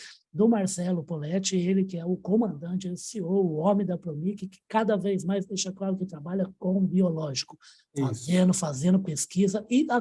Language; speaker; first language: Portuguese; native; Portuguese